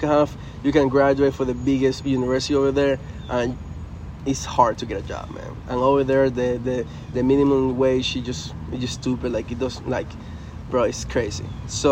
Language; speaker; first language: English; non-native, fluent; Spanish